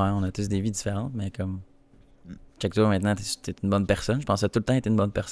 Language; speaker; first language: French; native; French